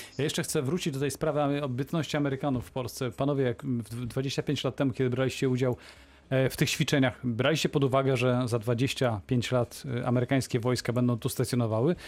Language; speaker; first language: Polish; native; Polish